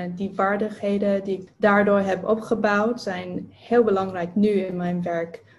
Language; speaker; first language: Dutch; non-native, fluent; English